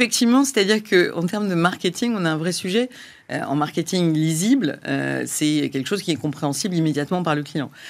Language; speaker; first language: French; native; French